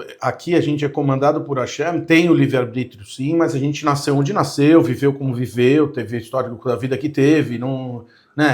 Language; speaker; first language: Portuguese; native; Portuguese